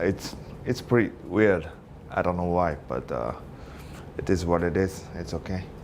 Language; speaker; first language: English; non-native, learner; Japanese